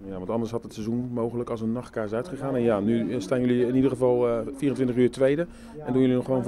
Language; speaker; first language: Dutch; native; Dutch